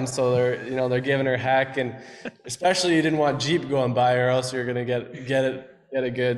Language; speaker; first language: English; native; English